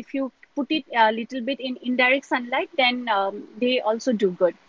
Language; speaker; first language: English; non-native, local second language; Assamese